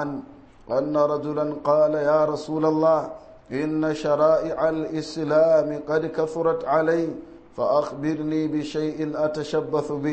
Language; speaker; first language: Arabic; non-native, fluent; Hausa